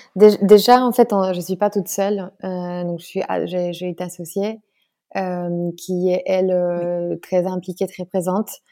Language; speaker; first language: French; non-native, fluent; Polish